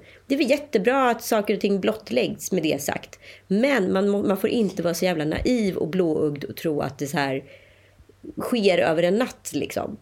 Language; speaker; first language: Swedish; native; Swedish